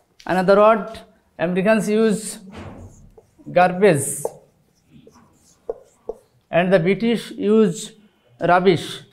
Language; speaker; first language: English; non-native, local second language; Bangla